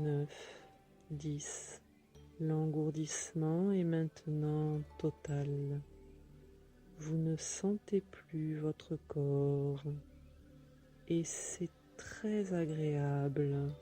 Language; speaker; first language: French; native; French